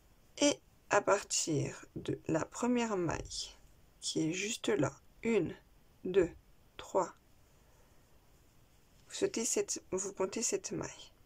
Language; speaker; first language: French; native; French